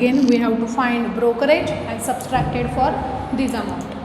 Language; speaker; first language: English; non-native, local second language; Marathi